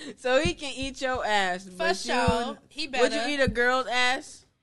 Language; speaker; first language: English; native; English